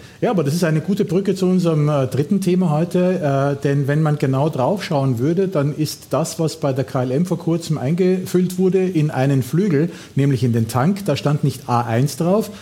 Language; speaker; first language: German; native; German